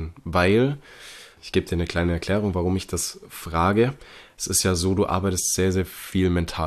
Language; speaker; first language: German; native; German